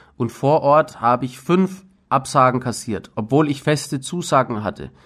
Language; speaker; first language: German; native; German